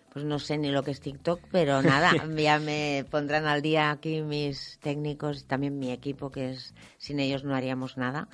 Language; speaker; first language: Spanish; non-native, local second language; Catalan